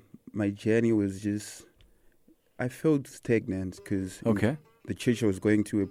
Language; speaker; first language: English; non-native, local second language; Shona